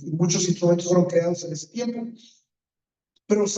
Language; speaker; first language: Spanish; native; Spanish